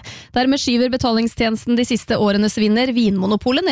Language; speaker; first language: Norwegian; native; Norwegian